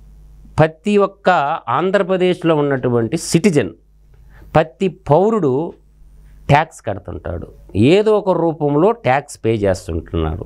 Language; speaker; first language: Telugu; native; Telugu